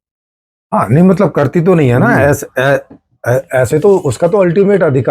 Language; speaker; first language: Hindi; native; Hindi